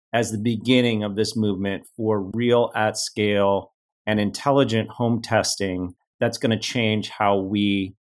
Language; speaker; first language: English; native; English